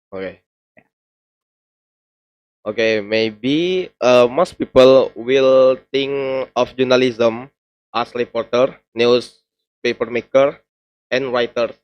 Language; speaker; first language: English; non-native, learner; Indonesian